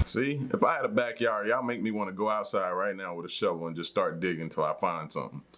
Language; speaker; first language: English; native; English